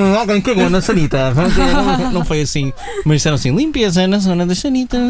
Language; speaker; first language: Portuguese; early bilingual, other home language; English